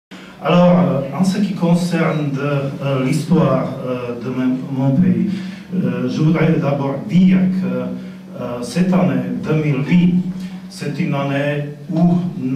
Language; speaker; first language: French; non-native, fluent; Slovak